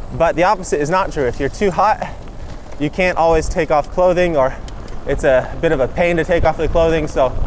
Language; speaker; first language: English; native; English